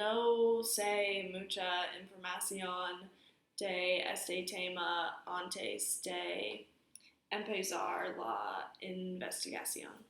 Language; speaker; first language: Spanish; non-native, learner; English